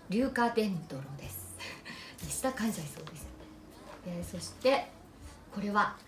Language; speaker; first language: Japanese; native; Japanese